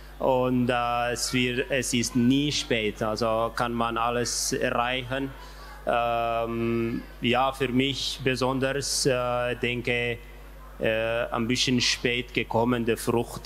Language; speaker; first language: German; non-native, learner; Tigrinya